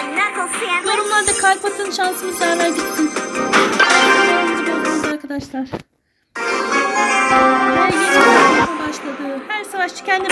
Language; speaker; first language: Turkish; native; Turkish